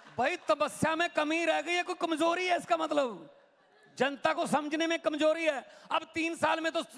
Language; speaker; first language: Hindi; non-native, local second language; Punjabi